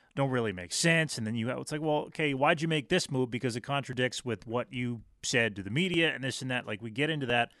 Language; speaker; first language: English; native; English